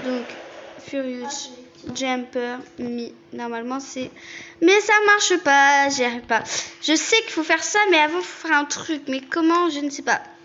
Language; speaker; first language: French; native; French